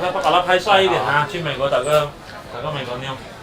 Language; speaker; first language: Chinese; native; Chinese